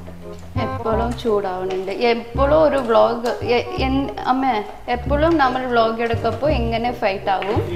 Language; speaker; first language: Malayalam; non-native, learner; Tamil